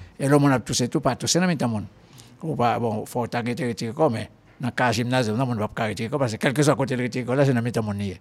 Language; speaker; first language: French; non-native, local second language; Haitian Creole